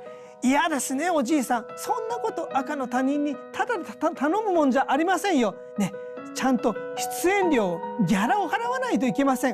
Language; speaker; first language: Japanese; native; Japanese